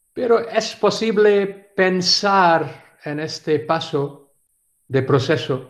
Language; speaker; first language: Spanish; non-native, learner; Urdu